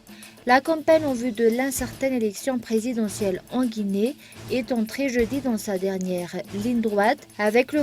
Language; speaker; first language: French; non-native, local second language; Malagasy